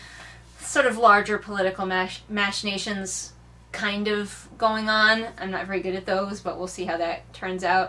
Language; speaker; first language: English; native; English